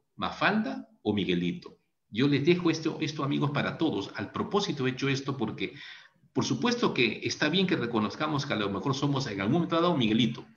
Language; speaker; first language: Spanish; native; Spanish